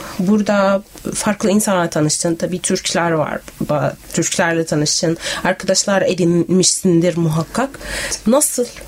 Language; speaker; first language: Turkish; native; Turkish